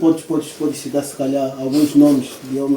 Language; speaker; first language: Portuguese; native; Portuguese